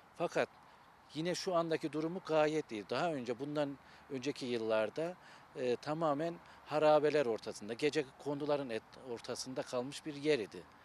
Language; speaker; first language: Turkish; native; Turkish